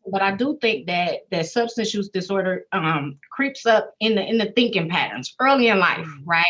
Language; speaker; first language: English; native; English